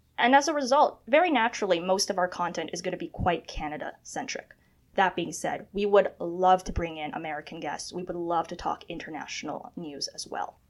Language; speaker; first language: English; early bilingual, other home language; Chinese